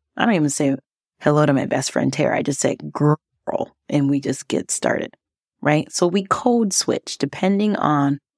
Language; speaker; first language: English; early bilingual, other home language; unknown